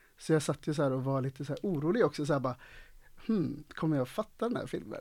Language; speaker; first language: Swedish; native; Swedish